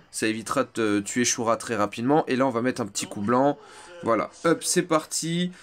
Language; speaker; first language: French; native; French